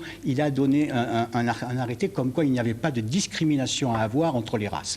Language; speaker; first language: French; native; French